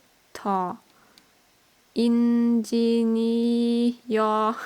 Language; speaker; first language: Korean; non-native, learner; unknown